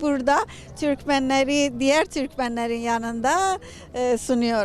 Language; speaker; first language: Turkish; non-native, fluent; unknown